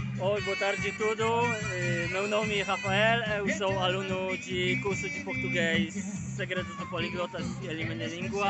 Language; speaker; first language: Portuguese; non-native, learner; Polish